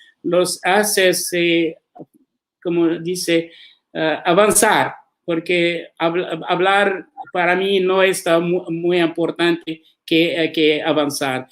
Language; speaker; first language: Spanish; non-native, learner; Arabic